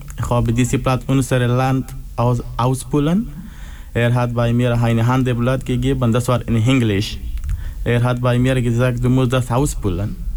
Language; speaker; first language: German; non-native, learner; Pashto